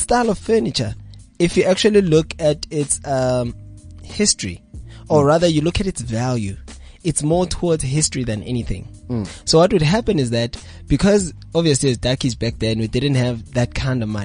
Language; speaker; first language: English; non-native, local second language; Zulu